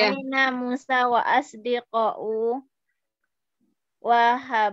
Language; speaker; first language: Arabic; non-native, learner; Indonesian